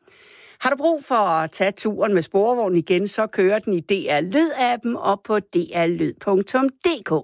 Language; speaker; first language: Danish; native; Danish